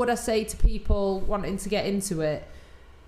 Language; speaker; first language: English; native; English